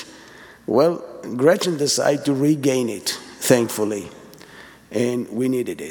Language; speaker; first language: English; non-native, fluent; Hebrew